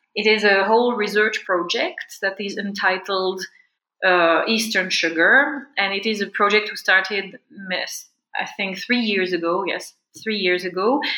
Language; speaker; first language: English; non-native, fluent; French